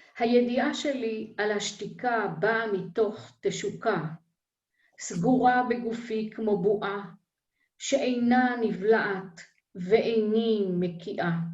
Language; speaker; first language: Hebrew; native; Hebrew